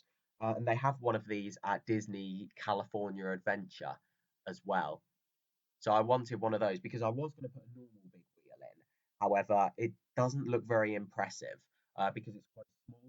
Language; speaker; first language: English; native; English